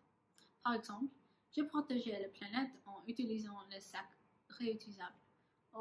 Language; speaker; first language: French; non-native, learner; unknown